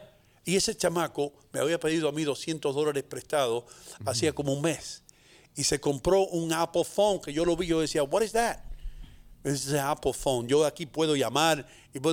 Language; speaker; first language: Spanish; native; Spanish